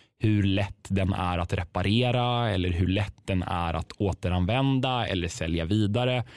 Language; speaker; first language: Swedish; native; Swedish